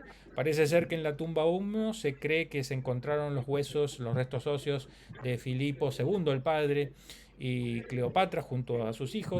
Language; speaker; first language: Spanish; native; Spanish